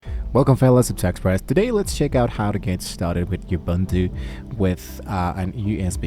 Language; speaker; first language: English; non-native, fluent; Spanish